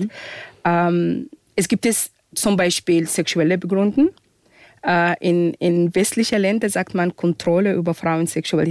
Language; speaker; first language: German; non-native, fluent; Arabic